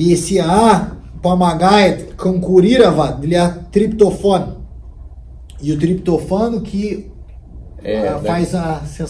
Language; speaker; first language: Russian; non-native, fluent; Portuguese